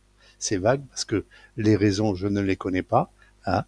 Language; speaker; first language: French; native; French